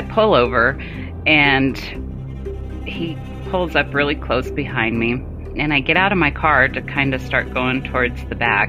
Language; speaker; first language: English; native; English